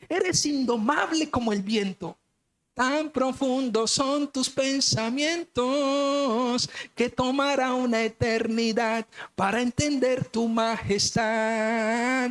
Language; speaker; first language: Spanish; native; Spanish